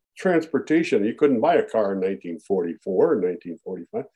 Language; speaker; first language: English; native; English